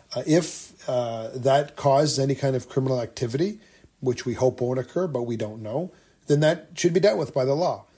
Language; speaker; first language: English; native; English